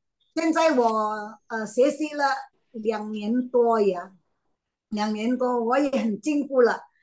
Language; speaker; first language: Chinese; non-native, learner; Min Nan Chinese